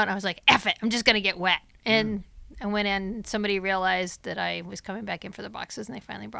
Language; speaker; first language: English; native; English